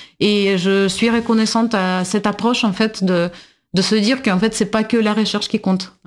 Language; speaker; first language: French; non-native, fluent; Russian